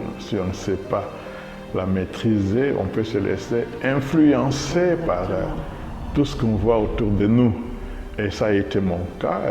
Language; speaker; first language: French; non-native, local second language; Lingala